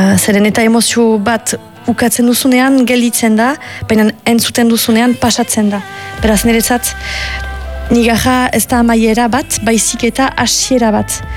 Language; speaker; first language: Basque; native; Basque